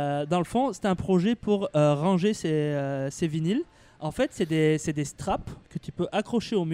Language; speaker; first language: French; native; French